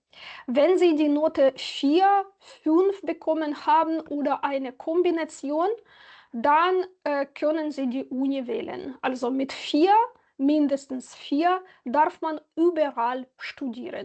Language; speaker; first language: German; non-native, fluent; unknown